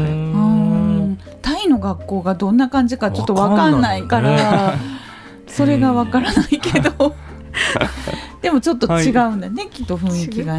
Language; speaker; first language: Japanese; native; Japanese